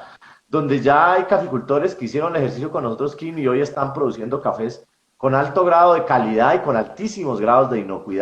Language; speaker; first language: Spanish; native; Spanish